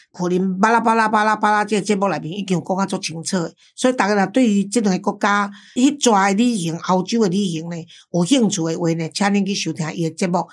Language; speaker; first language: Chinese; native; Chinese